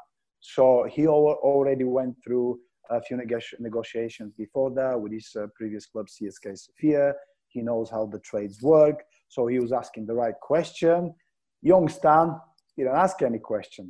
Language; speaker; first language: English; non-native, fluent; Bulgarian